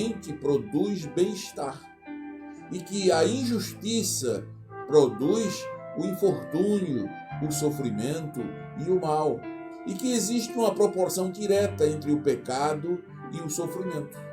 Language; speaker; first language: Portuguese; native; Portuguese